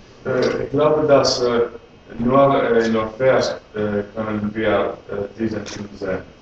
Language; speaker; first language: German; non-native, learner; Greek